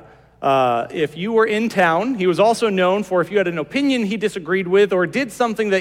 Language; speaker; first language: English; native; English